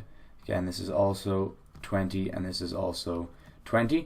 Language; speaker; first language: English; native; English